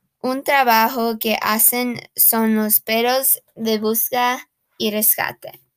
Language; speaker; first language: Spanish; non-native, learner; English